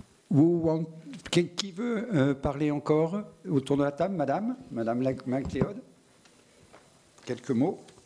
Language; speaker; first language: French; native; French